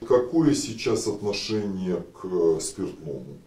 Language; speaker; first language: Russian; native; Russian